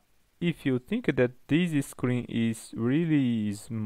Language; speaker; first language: English; non-native, fluent; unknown